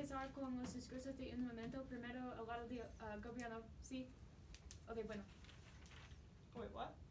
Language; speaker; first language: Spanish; non-native, learner; English